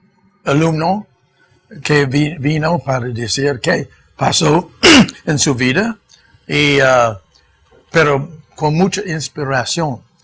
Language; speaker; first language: Spanish; non-native, fluent; English